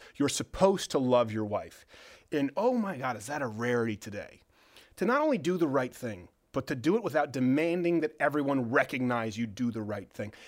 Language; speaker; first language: English; native; English